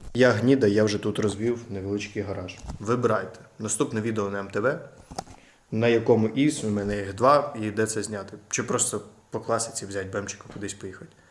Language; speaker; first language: Ukrainian; non-native, local second language; Russian